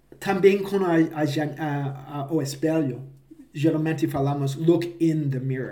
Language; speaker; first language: Portuguese; non-native, fluent; English